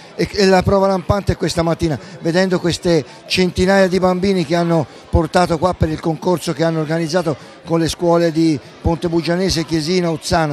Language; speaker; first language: Italian; native; Italian